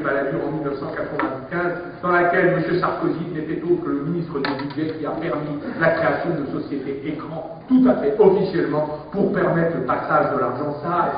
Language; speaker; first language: French; native; French